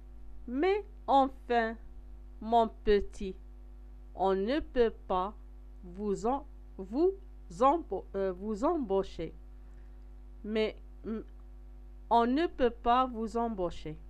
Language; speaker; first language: French; non-native, local second language; Arabic